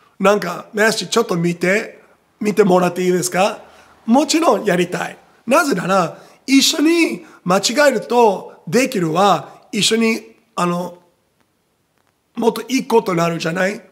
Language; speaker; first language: Japanese; non-native, fluent; Portuguese